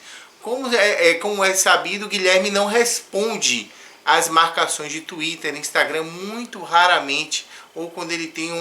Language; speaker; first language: Portuguese; native; Portuguese